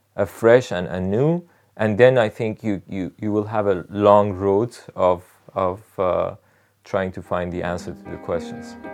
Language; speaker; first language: English; non-native, fluent; Persian